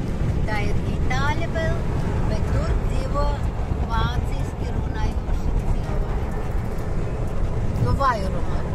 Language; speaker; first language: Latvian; non-native, local second language; Russian